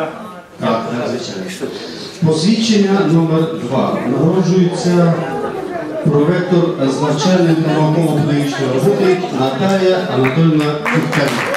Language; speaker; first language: Ukrainian; native; Ukrainian